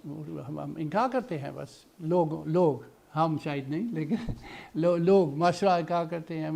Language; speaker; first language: Hindi; non-native, fluent; English